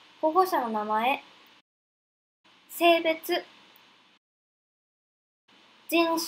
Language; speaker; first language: Japanese; early bilingual, heritage; Japanese